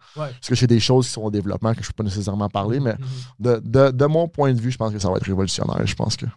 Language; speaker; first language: French; native; French